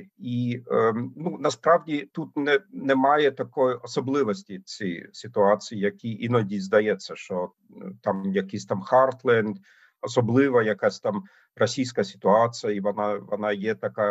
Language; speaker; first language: Ukrainian; non-native, fluent; German